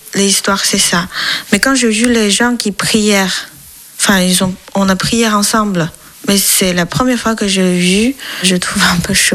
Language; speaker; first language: French; non-native, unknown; Chinese